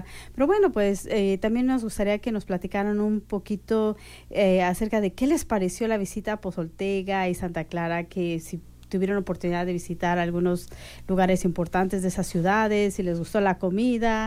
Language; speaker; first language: Spanish; native; Spanish